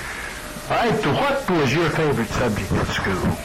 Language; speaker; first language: English; native; English